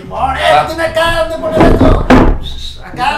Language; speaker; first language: Spanish; native; Spanish